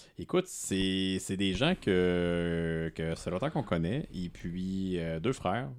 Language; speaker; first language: French; native; French